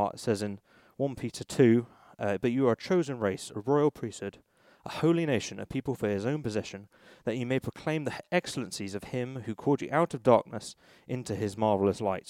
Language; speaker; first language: English; native; English